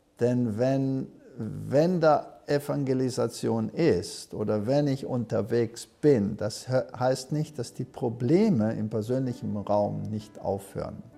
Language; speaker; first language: German; early bilingual, heritage; German